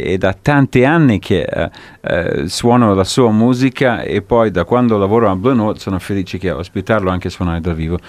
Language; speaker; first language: Italian; non-native, fluent; English